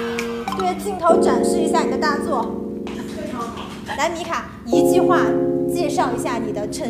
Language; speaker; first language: Chinese; native; Chinese